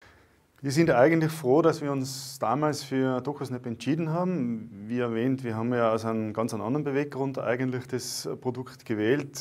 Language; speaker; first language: German; native; German